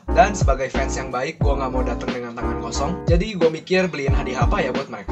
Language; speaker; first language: Indonesian; native; Indonesian